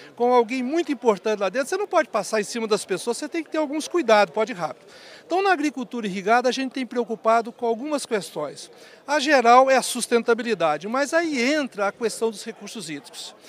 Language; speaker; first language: Portuguese; native; Portuguese